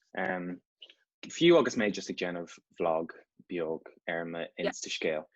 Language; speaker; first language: Irish; non-native, local second language; English